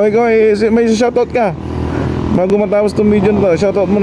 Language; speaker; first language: Filipino; native; Filipino